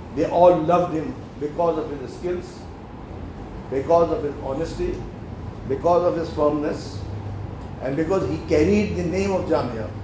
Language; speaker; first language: English; non-native, local second language; Urdu